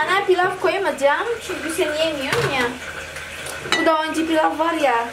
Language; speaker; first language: Turkish; non-native, learner; Indonesian